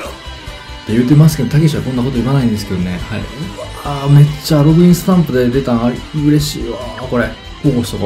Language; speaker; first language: Japanese; native; Japanese